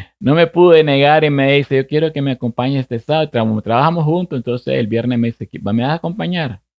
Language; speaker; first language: Spanish; native; Spanish